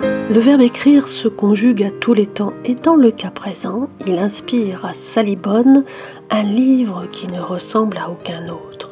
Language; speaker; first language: French; native; French